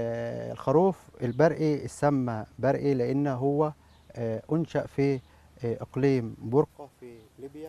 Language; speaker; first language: Arabic; native; Arabic